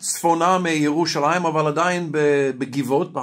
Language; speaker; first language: Hebrew; non-native, fluent; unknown